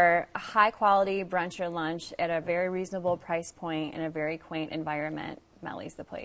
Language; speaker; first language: English; native; English